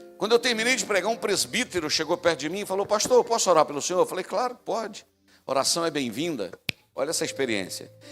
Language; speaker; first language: Portuguese; native; Portuguese